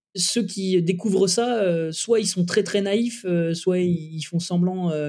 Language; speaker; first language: French; native; French